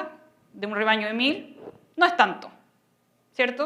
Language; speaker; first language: Spanish; native; Spanish